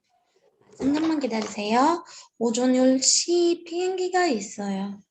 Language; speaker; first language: Korean; non-native, learner; Arabic